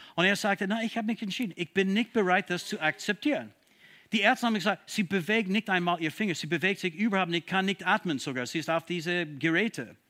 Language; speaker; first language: German; non-native, fluent; English